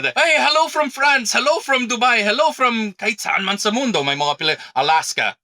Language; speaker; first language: Filipino; non-native, fluent; English